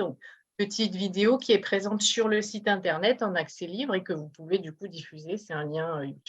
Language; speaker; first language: French; native; French